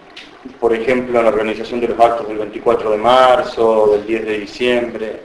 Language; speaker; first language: Spanish; native; Spanish